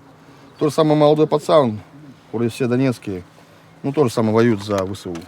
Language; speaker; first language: Russian; native; Russian